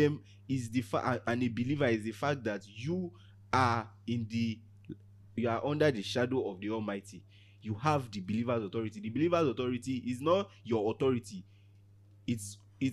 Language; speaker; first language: English; non-native, local second language; Yoruba